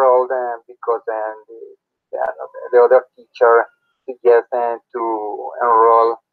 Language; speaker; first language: English; non-native, learner; Spanish